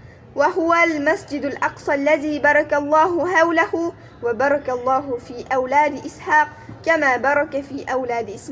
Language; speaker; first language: Arabic; non-native, fluent; Uzbek